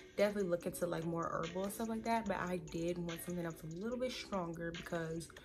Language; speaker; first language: English; native; English